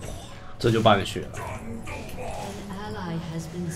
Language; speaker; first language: Chinese; native; Chinese